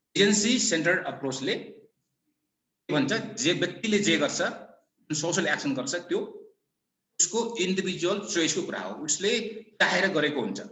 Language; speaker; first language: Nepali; non-native, local second language; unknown